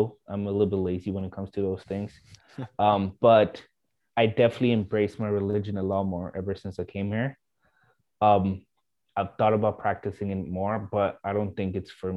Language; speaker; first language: English; non-native, fluent; Swedish